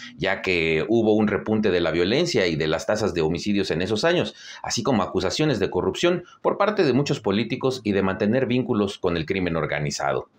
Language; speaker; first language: Spanish; native; Spanish